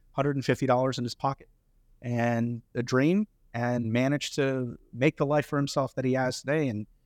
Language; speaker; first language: English; early bilingual, other home language; Hindi